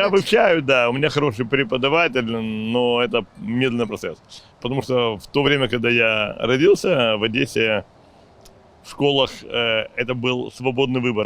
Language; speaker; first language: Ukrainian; non-native, local second language; Russian